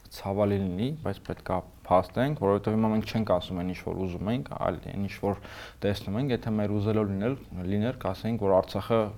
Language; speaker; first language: Armenian; native; Armenian